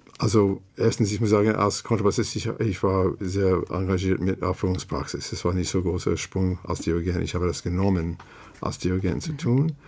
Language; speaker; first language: German; non-native, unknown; English